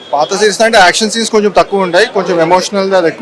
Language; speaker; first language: Telugu; native; Telugu